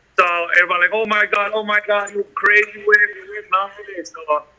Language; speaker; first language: English; non-native, fluent; Indonesian